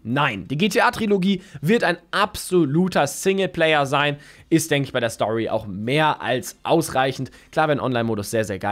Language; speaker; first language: German; native; German